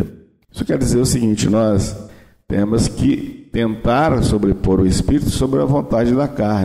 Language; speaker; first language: Portuguese; native; Portuguese